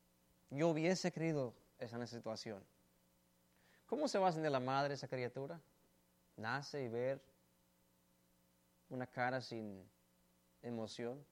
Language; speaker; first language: Spanish; native; Spanish